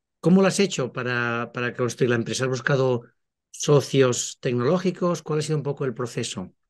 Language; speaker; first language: Spanish; native; Spanish